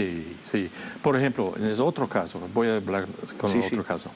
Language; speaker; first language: Spanish; non-native, fluent; English